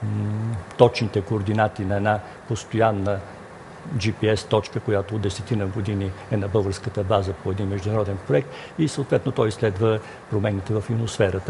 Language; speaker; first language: Bulgarian; native; Bulgarian